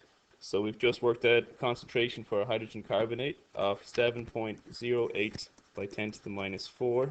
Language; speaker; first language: English; native; English